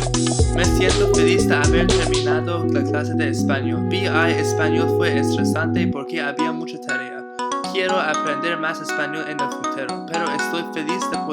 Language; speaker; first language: Spanish; non-native, learner; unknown